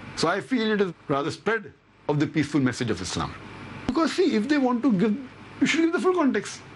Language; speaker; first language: English; non-native, local second language; Urdu